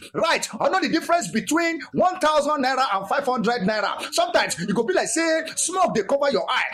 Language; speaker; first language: Nigerian Pidgin; non-native, local second language; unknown